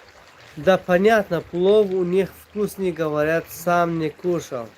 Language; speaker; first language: Russian; non-native, local second language; Tajik